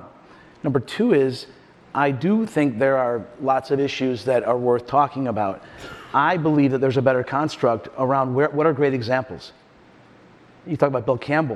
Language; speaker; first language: English; native; English